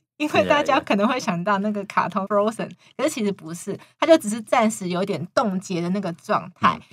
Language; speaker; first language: Chinese; native; Chinese